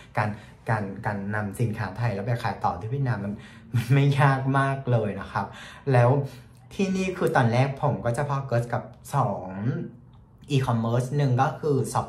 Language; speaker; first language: Thai; non-native, fluent; Vietnamese